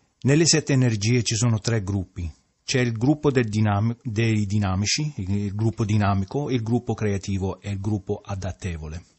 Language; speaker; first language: Italian; non-native, fluent; English